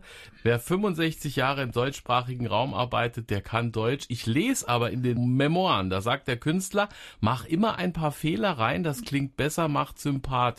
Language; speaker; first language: German; native; German